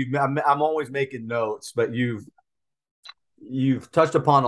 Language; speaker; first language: English; native; English